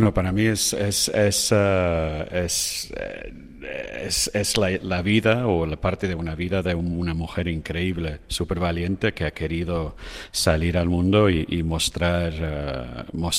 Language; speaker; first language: Spanish; non-native, fluent; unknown